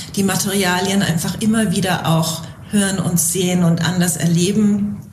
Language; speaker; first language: German; native; German